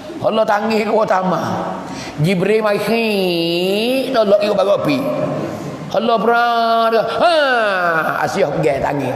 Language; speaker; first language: Malay; native; Malay